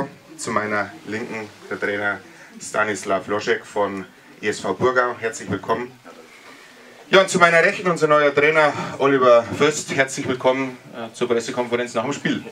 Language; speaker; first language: German; native; German